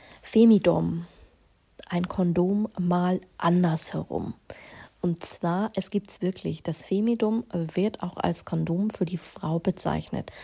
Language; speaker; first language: German; native; German